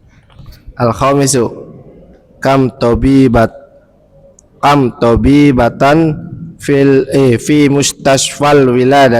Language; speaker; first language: Arabic; non-native, learner; Indonesian